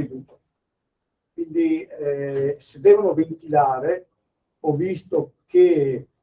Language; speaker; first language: Italian; native; Italian